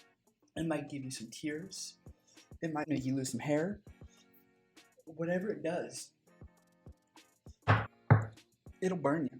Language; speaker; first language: English; native; English